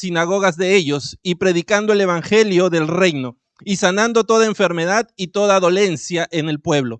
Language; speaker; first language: Spanish; native; Spanish